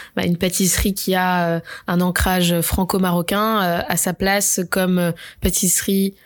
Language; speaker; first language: French; native; French